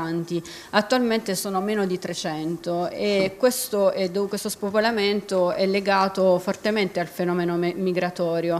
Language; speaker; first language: Italian; native; Italian